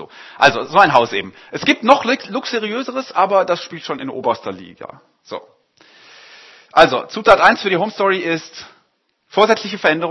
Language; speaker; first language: German; native; German